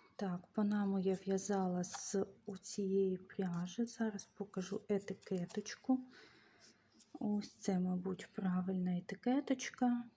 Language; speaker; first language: Ukrainian; native; Ukrainian